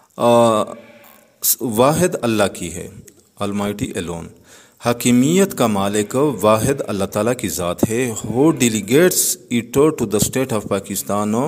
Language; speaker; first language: Urdu; native; Urdu